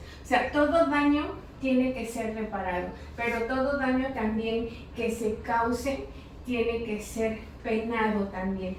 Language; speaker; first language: Spanish; native; Spanish